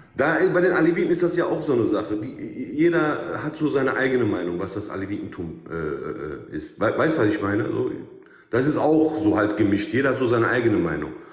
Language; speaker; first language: German; early bilingual, other home language; Turkish